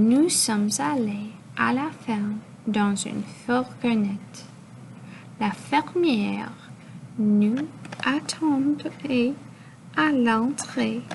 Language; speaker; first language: French; non-native, local second language; English